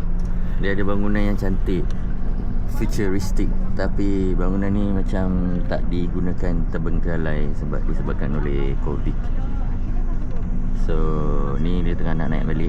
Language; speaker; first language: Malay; non-native, fluent; Chinese